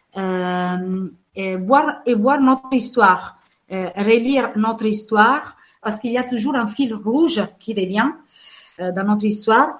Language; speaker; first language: French; non-native, fluent; Italian